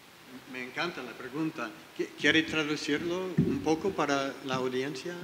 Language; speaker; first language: Spanish; non-native, learner; English